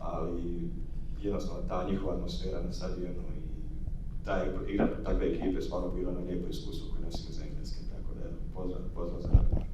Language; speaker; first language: Croatian; native; Croatian